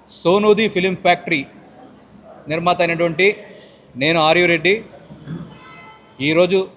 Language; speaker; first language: Telugu; native; Telugu